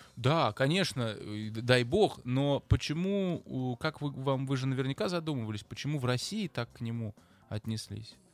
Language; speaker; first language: Russian; native; Russian